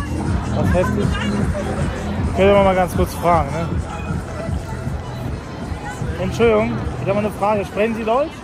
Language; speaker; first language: German; native; German